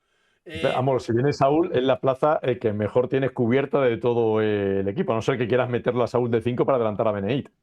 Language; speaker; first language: Spanish; native; Spanish